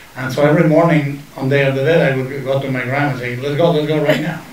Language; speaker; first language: English; non-native, fluent; Spanish